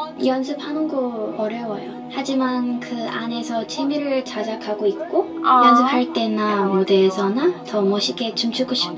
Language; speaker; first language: Korean; non-native, fluent; Thai